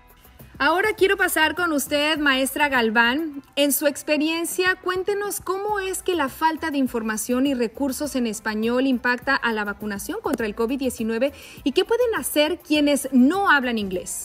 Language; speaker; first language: Spanish; native; Spanish